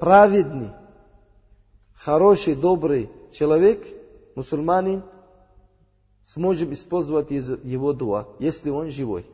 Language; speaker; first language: Russian; non-native, learner; Uzbek